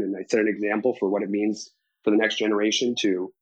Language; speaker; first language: English; native; English